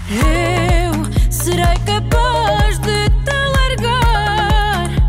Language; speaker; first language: Portuguese; native; Portuguese